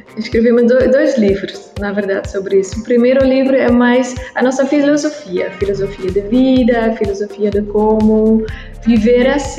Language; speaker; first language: Portuguese; non-native, learner; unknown